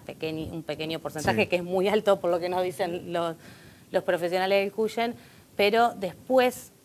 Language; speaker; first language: Spanish; native; Spanish